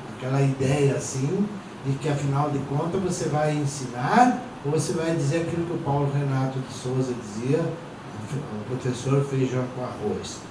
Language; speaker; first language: Portuguese; non-native, local second language; Venetian